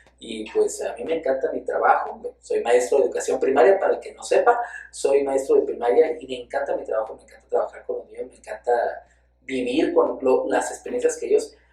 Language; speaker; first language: Spanish; native; Spanish